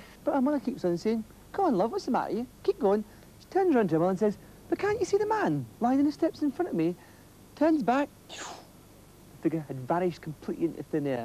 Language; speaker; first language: English; native; English